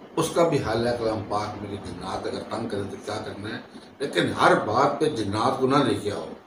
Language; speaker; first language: Urdu; non-native, local second language; Punjabi